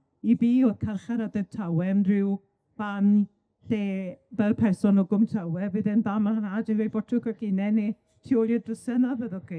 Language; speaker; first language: Welsh; native; Welsh